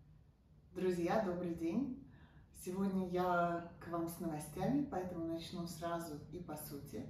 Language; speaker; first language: Russian; native; Russian